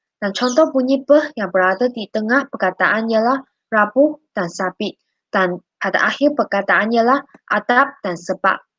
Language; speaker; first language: Malay; non-native, local second language; Chinese